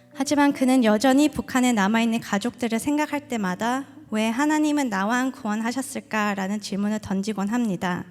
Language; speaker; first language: Korean; early bilingual, heritage; Korean